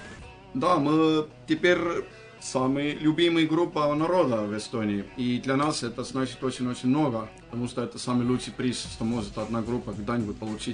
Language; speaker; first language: Russian; non-native, fluent; Estonian